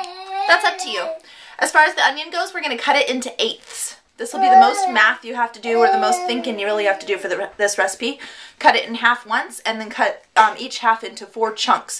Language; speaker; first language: English; native; English